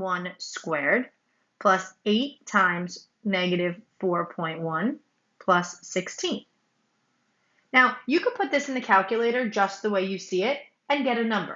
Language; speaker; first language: English; native; English